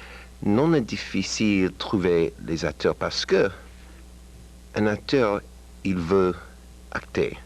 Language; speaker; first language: French; non-native, learner; English